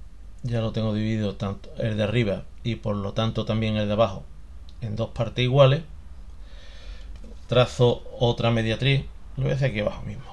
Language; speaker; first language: Spanish; native; Spanish